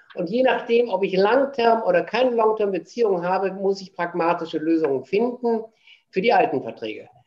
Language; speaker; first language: German; native; German